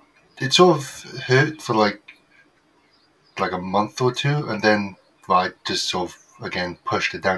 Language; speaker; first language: English; native; English